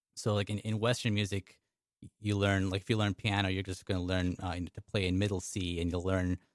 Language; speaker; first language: English; native; English